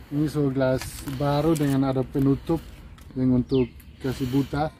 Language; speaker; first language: Indonesian; non-native, learner; German